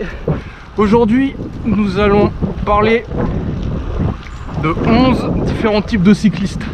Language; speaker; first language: French; native; French